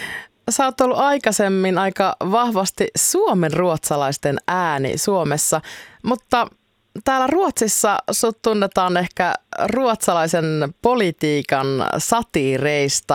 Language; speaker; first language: Finnish; native; Finnish